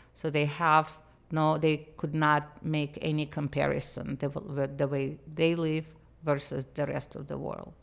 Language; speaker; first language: English; non-native, fluent; Russian